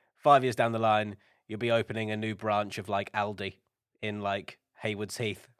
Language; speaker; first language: English; native; English